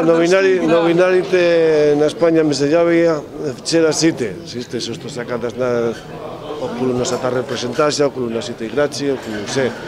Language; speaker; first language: Macedonian; non-native, fluent; Spanish